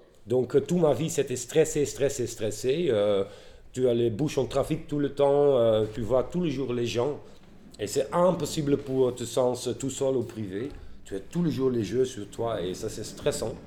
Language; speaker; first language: French; non-native, learner; Dutch